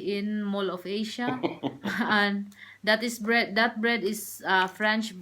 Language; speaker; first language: English; non-native, learner; Filipino